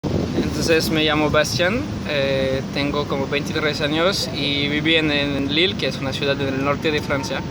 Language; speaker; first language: Spanish; non-native, learner; French